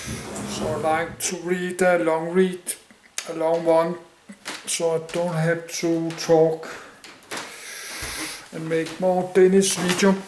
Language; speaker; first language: English; non-native, learner; Danish